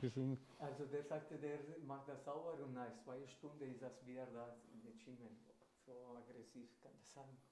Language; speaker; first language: German; non-native, fluent; Spanish